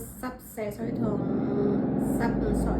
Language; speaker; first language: Cantonese; non-native, learner; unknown